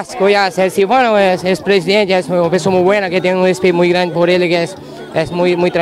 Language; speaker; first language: Portuguese; non-native, learner; Spanish